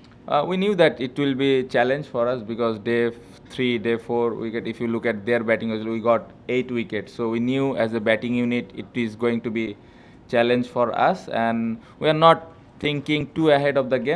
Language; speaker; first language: English; non-native, local second language; Bangla